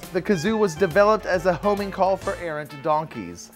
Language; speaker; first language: English; native; English